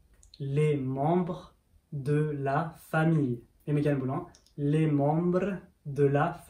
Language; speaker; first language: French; early bilingual, other home language; Sinhala